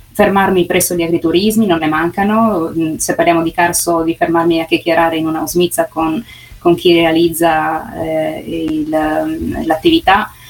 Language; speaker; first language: Italian; native; Italian